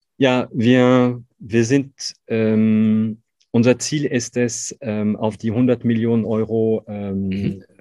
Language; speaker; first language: German; non-native, fluent; French